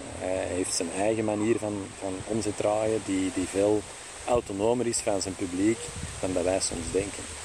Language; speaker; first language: Dutch; native; Dutch